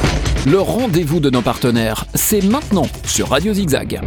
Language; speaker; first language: French; native; French